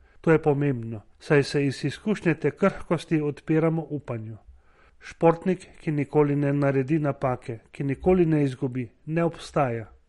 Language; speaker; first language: Slovenian; native; Slovenian